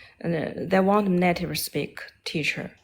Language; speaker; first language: English; non-native, learner; Chinese